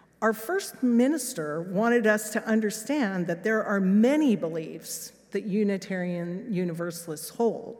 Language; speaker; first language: English; native; English